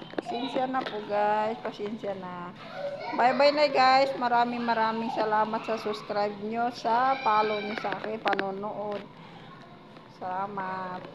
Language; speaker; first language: Filipino; native; Filipino